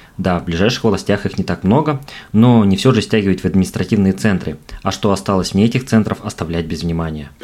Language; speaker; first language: Russian; native; Russian